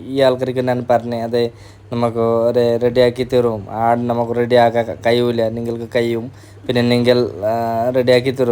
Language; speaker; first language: Malayalam; non-native, learner; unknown